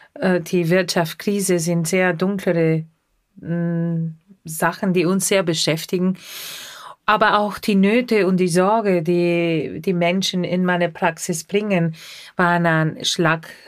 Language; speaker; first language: German; non-native, fluent; Spanish